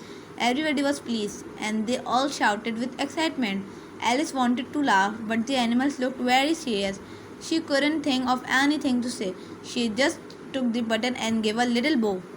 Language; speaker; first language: English; non-native, local second language; Urdu